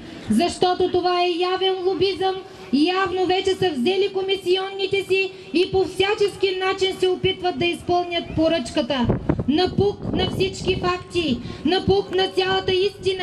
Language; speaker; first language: Bulgarian; native; Bulgarian